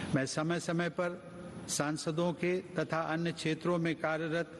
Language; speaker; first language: Hindi; native; Hindi